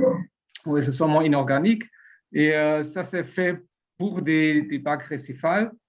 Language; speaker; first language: French; non-native, learner; German